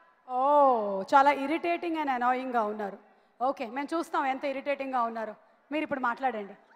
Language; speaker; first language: Telugu; native; Telugu